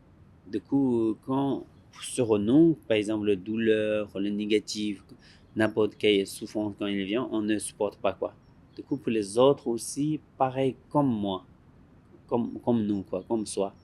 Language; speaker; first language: French; non-native, learner; Tibetan